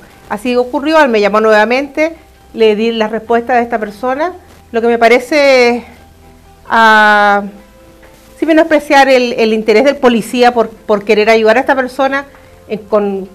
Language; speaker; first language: Spanish; native; Spanish